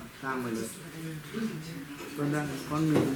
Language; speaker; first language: Thai; native; Thai